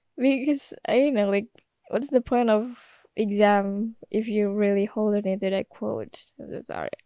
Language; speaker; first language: English; non-native, learner; Indonesian